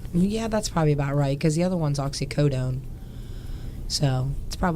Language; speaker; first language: English; native; English